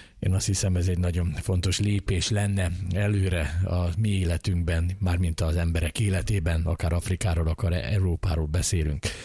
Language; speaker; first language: Hungarian; native; Hungarian